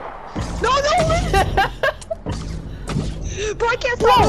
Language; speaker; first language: English; native; English